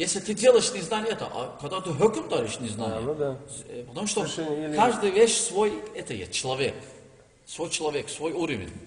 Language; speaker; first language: Russian; non-native, learner; Turkish